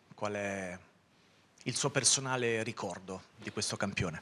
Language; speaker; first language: Italian; native; Italian